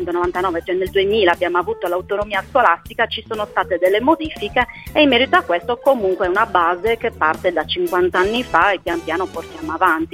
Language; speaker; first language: Italian; native; Italian